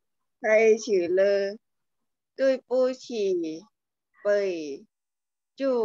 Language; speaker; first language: Chinese; non-native, learner; Thai